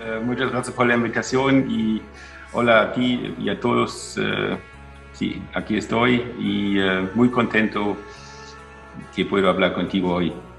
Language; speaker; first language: Spanish; non-native, fluent; German